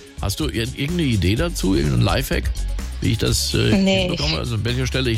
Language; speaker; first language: German; native; German